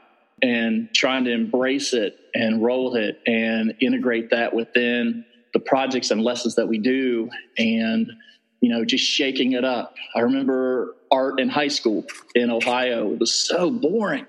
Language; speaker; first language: English; native; English